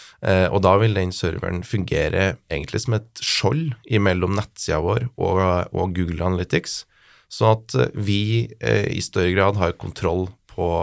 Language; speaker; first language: Norwegian; native; Norwegian